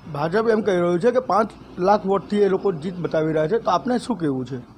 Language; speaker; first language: Gujarati; native; Gujarati